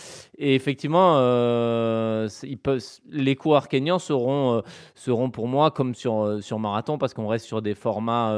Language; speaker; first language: French; native; French